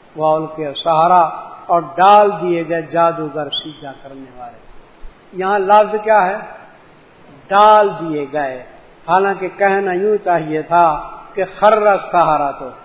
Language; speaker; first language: Urdu; non-native, local second language; Sindhi